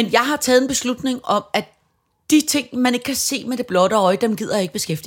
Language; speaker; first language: Danish; native; Danish